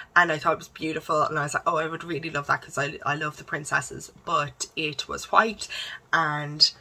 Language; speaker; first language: English; native; English